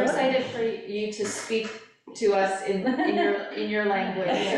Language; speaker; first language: English; native; English